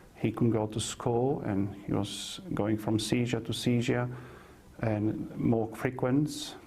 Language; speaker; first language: English; non-native, fluent; Polish